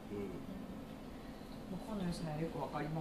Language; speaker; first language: Japanese; native; Japanese